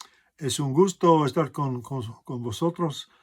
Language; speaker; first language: Spanish; non-native, fluent; English